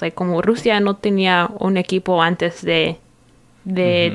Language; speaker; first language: Spanish; early bilingual, heritage; Spanish